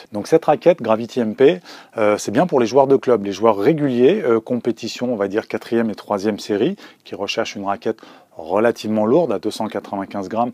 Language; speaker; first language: French; native; French